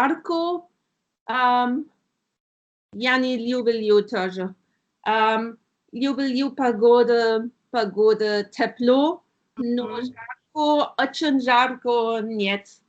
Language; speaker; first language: Russian; non-native, learner; German